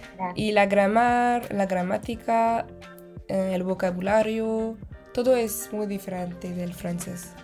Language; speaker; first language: Spanish; non-native, learner; French